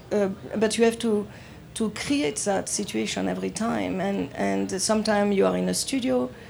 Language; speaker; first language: English; non-native, fluent; French